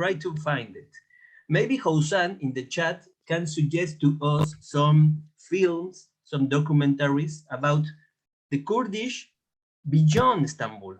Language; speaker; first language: English; non-native, fluent; Spanish